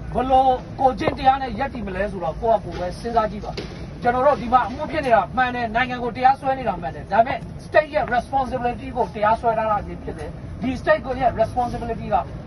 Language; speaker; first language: Burmese; non-native, local second language; Rohingya